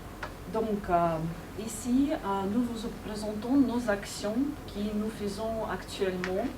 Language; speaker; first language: French; non-native, fluent; Ukrainian